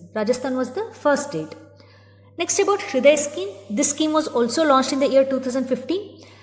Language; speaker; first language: English; non-native, local second language; Kannada